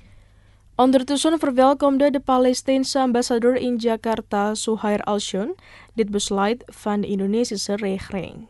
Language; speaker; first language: Dutch; non-native, fluent; Indonesian